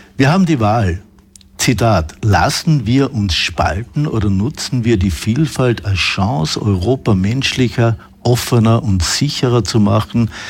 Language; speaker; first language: German; native; German